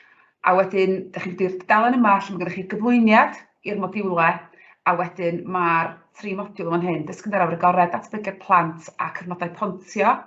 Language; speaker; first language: Welsh; native; Welsh